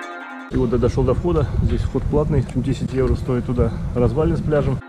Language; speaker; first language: Russian; native; Russian